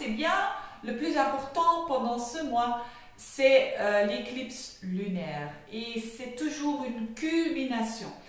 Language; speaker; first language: French; non-native, fluent; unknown